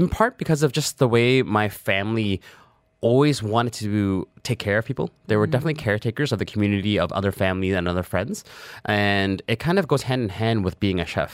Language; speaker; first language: English; native; English